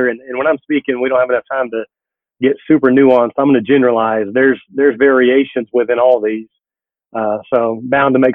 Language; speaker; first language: English; native; English